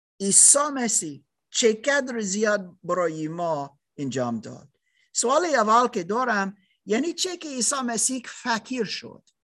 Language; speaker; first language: Persian; non-native, learner; German